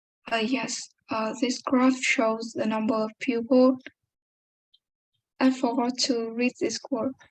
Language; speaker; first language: English; non-native, learner; Vietnamese